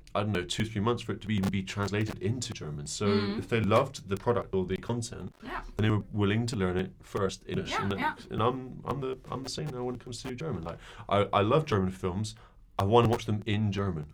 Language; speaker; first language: English; native; English